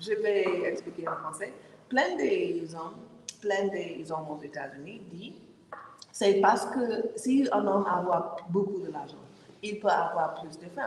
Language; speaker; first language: French; non-native, learner; English